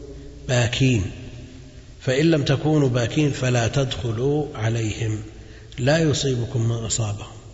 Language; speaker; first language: Arabic; native; Arabic